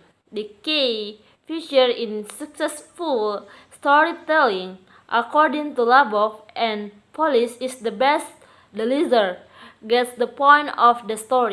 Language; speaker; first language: English; non-native, learner; Indonesian